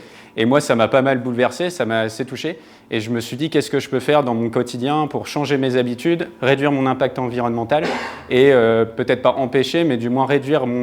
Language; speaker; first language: French; native; French